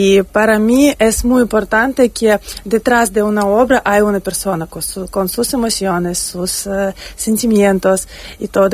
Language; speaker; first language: Spanish; non-native, learner; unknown